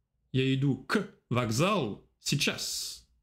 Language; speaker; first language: Russian; non-native, fluent; French